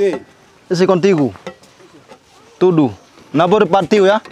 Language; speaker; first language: Portuguese; non-native, learner; Vietnamese